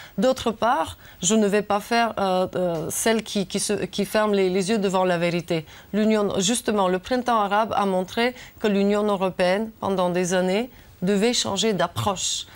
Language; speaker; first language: French; non-native, fluent; Bulgarian